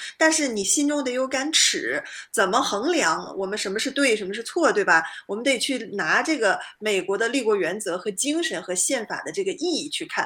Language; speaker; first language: Chinese; native; Chinese